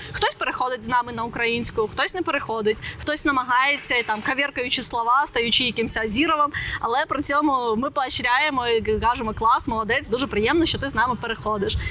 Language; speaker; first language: Ukrainian; non-native, local second language; Russian